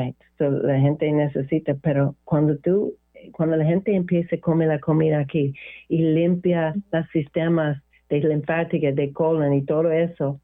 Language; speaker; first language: Spanish; non-native, learner; English